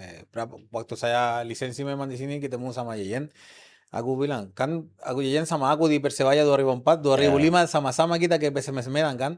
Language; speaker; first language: Indonesian; non-native, fluent; Spanish